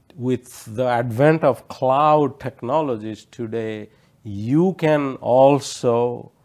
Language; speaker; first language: English; non-native, local second language; Odia